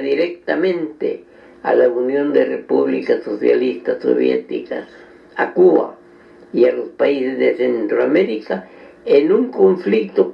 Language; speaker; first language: Spanish; native; Spanish